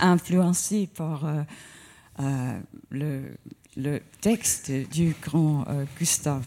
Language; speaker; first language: French; non-native, fluent; English